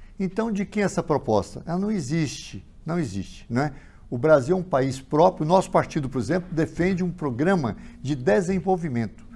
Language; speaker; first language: Portuguese; native; Portuguese